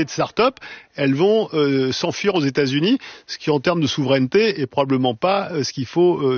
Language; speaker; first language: French; native; French